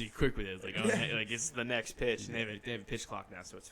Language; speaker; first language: English; native; English